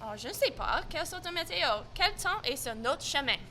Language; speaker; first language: French; non-native, local second language; English